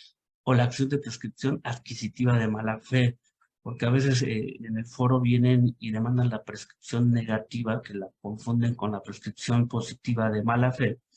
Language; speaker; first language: Spanish; native; Spanish